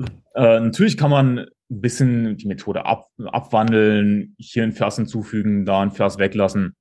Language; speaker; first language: German; native; German